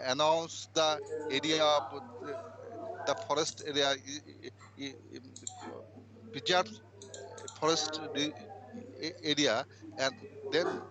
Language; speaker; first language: English; non-native, learner; Bangla